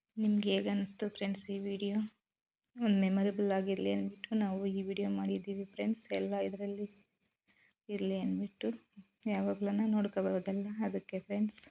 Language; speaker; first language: Kannada; non-native, local second language; Telugu